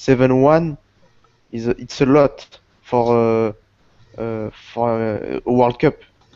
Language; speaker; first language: English; non-native, learner; Portuguese